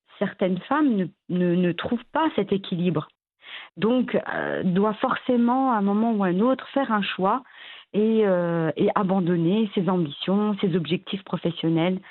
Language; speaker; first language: French; early bilingual, other home language; Arabic